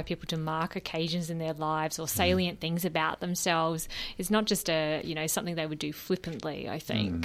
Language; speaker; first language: English; native; English